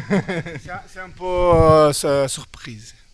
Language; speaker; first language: French; non-native, learner; Portuguese